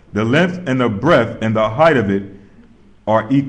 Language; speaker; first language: English; native; English